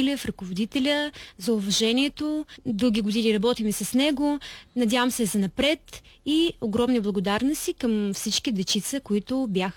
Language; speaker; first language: Bulgarian; non-native, fluent; Ukrainian